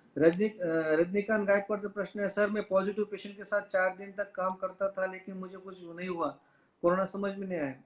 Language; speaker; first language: Hindi; non-native, local second language; Marathi